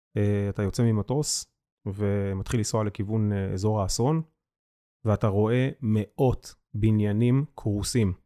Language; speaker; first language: Hebrew; native; Hebrew